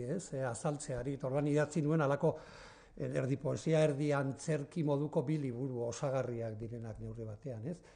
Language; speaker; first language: Basque; native; Basque